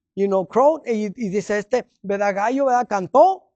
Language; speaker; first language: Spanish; early bilingual, heritage; Spanish